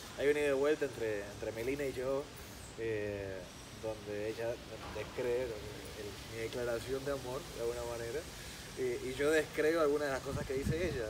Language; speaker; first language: Spanish; early bilingual, other home language; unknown